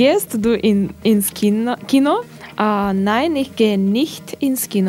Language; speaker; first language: German; non-native, learner; Russian